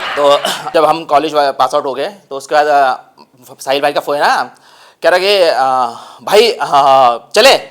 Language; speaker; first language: Hindi; non-native, local second language; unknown